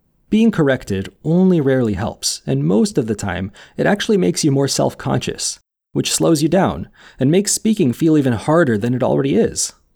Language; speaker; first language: English; native; English